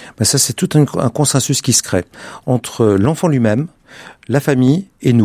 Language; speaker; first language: French; native; French